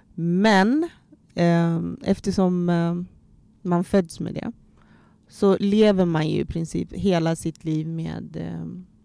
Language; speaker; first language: Swedish; early bilingual, other home language; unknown